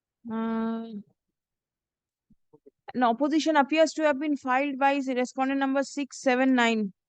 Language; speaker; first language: English; non-native, local second language; Bangla